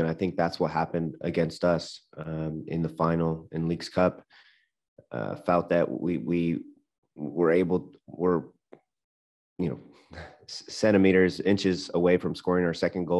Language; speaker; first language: English; early bilingual, other home language; Spanish